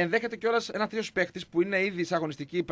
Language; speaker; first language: Greek; native; Greek